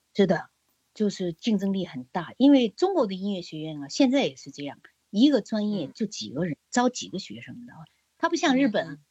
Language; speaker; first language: Chinese; native; Chinese